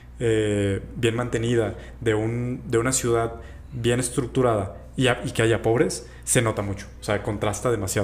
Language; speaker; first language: Spanish; native; Spanish